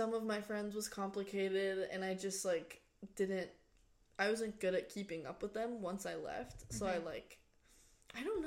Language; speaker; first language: English; non-native, fluent; Spanish